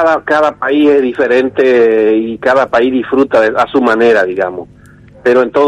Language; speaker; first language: Spanish; non-native, local second language; Guarani